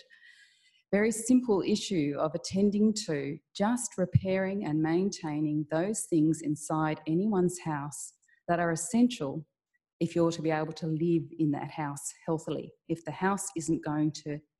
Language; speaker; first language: English; native; English